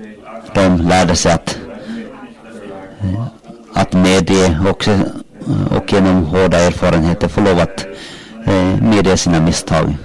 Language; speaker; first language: Swedish; non-native, local second language; Finnish